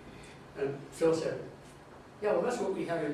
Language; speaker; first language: English; native; English